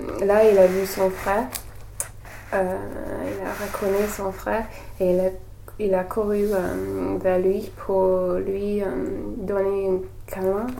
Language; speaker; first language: French; non-native, learner; English